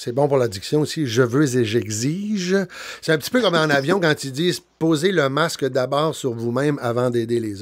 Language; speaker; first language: French; native; French